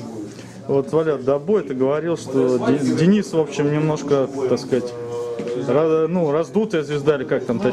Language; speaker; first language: Russian; native; Russian